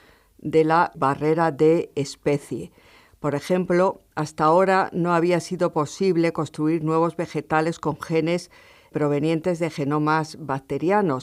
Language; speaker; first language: Spanish; native; Spanish